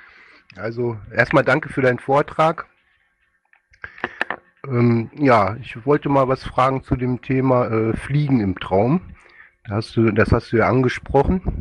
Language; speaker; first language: German; native; German